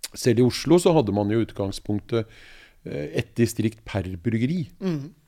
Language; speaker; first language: Norwegian; native; Norwegian